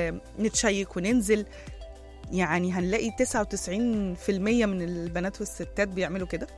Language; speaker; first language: Arabic; native; Arabic